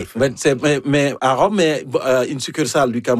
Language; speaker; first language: French; native; French